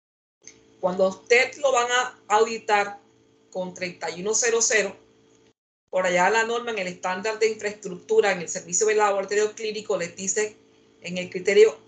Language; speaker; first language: Spanish; native; Spanish